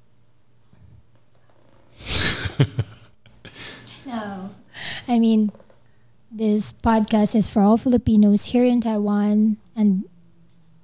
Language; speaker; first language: English; non-native, local second language; Filipino